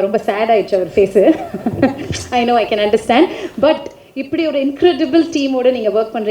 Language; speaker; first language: Tamil; native; Tamil